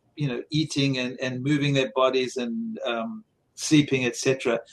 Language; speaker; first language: English; native; English